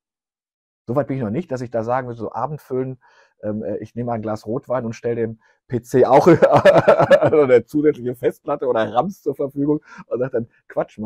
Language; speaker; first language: German; native; German